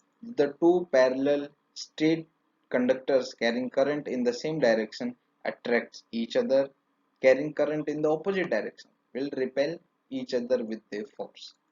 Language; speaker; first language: English; non-native, local second language; Hindi